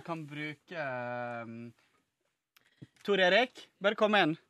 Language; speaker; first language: Norwegian; native; Norwegian